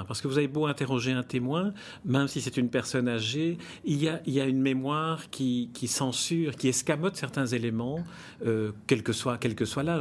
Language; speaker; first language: French; native; French